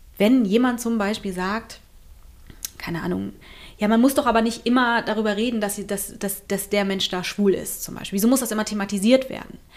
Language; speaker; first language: German; native; German